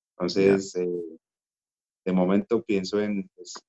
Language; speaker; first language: Spanish; native; Spanish